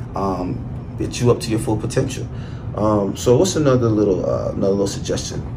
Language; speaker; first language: English; native; English